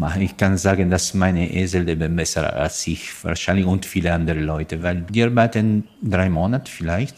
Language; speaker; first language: German; non-native, learner; Italian